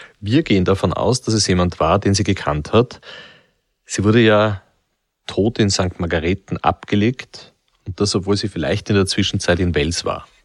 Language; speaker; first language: German; native; German